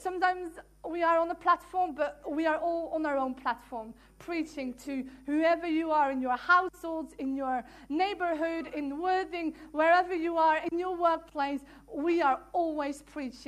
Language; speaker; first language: English; non-native, fluent; Dutch